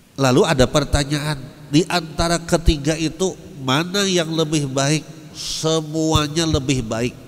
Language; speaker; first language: Indonesian; non-native, local second language; Banjar